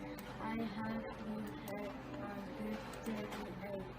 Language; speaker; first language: English; non-native, learner; Japanese